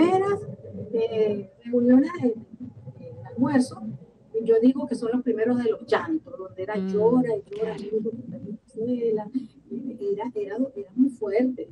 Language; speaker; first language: Spanish; native; Spanish